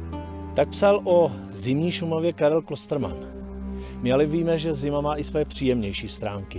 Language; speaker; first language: Czech; native; Czech